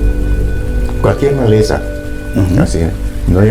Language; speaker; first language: Spanish; non-native, fluent; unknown